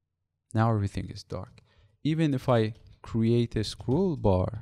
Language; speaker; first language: English; non-native, fluent; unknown